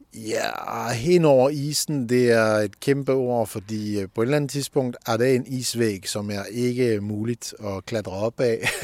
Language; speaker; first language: Danish; non-native, fluent; French